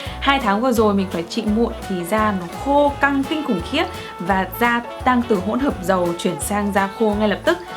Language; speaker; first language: Vietnamese; native; Vietnamese